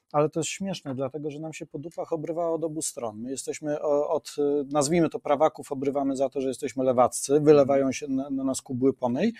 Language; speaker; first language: Polish; native; Polish